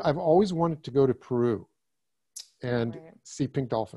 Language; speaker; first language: English; early bilingual, other home language; German